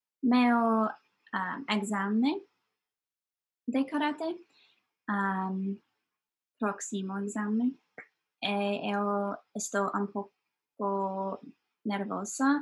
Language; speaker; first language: Portuguese; non-native, learner; English